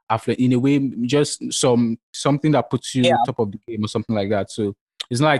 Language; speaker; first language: English; non-native, local second language; Yoruba